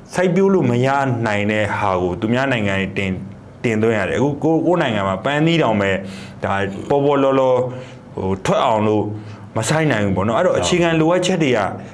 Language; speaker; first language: Burmese; native; Burmese